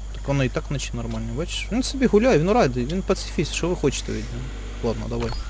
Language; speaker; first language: Ukrainian; non-native, local second language; Russian